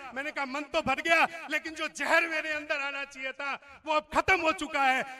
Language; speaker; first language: Hindi; non-native, local second language; Marwari